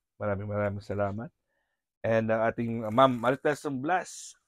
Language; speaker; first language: Filipino; non-native, local second language; Hiligaynon